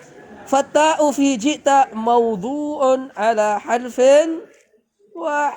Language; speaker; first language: Arabic; non-native, fluent; Indonesian